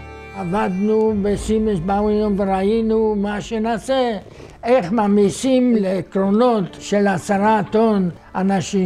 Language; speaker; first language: Hebrew; non-native, fluent; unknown